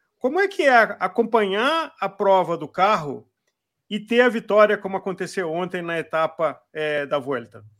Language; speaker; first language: Portuguese; native; Portuguese